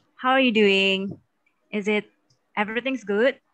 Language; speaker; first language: English; non-native, fluent; Indonesian